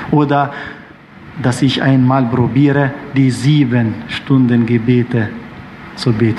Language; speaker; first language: German; non-native, fluent; Arabic